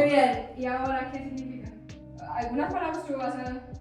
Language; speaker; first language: Spanish; non-native, fluent; German